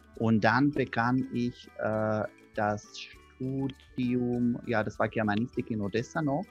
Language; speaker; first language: German; non-native, fluent; Russian